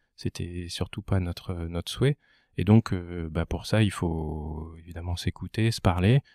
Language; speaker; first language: French; native; French